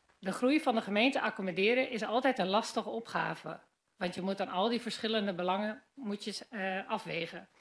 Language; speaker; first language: Dutch; native; Dutch